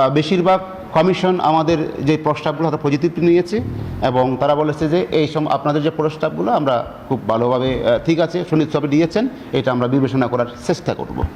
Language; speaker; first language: Bangla; non-native, local second language; Chakma